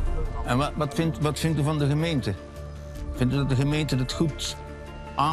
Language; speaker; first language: Dutch; native; Dutch